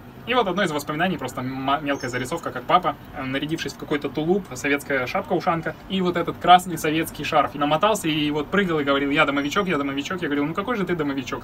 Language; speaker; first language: Russian; native; Russian